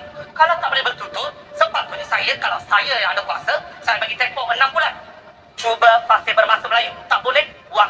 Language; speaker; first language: Malay; native; Malay